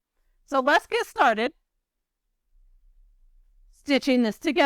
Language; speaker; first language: English; native; English